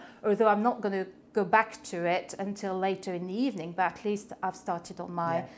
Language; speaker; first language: English; non-native, fluent; French